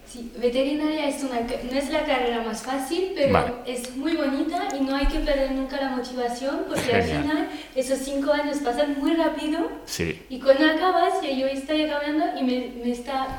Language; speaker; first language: Spanish; non-native, fluent; French